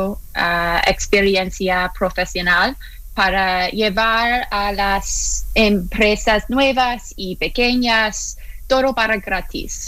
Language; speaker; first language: Spanish; non-native, learner; English